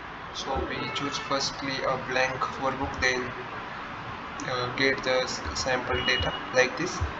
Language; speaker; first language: English; non-native, learner; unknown